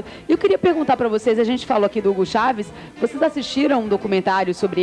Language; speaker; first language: Portuguese; native; Portuguese